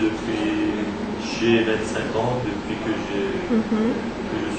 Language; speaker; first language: French; early bilingual, other home language; Turkish